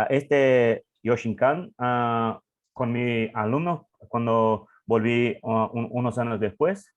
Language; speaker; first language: Spanish; non-native, learner; English